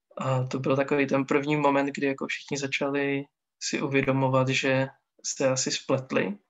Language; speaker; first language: Czech; non-native, local second language; Romany